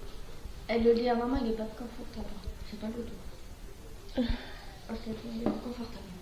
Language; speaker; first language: French; native; French